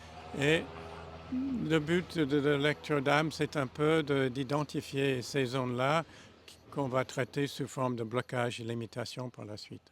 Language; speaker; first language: French; non-native, fluent; English